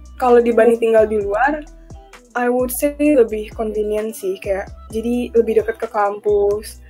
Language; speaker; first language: Indonesian; native; Indonesian